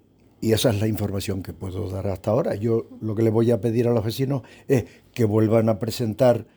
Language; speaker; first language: Spanish; native; Spanish